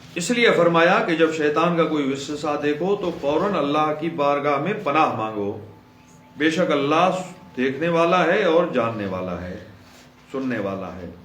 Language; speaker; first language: Urdu; non-native, local second language; Sindhi